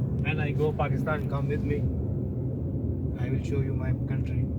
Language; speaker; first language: English; non-native, learner; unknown